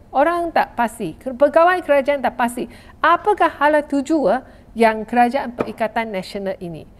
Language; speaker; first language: Malay; non-native, local second language; Chinese